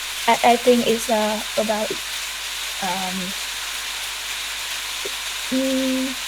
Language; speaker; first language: English; non-native, learner; Vietnamese